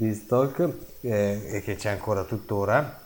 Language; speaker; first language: Italian; native; Italian